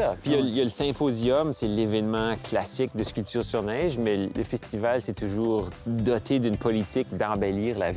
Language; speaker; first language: French; native; French